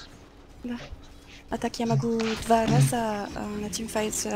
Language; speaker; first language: Russian; non-native, learner; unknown